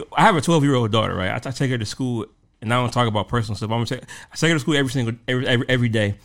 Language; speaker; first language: English; native; English